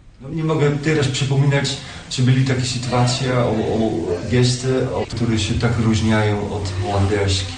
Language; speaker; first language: Polish; non-native, learner; Dutch